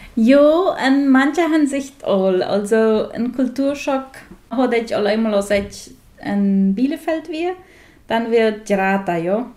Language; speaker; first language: German; non-native, fluent; Plautdietsch